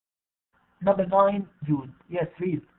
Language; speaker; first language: English; non-native, fluent; Arabic